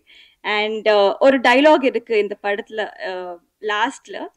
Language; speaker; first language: Tamil; non-native, learner; Telugu